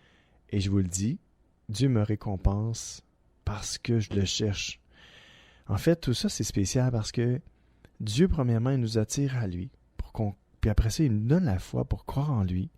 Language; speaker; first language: French; native; French